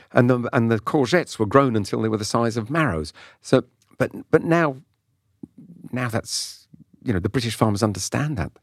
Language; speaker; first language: English; non-native, local second language; French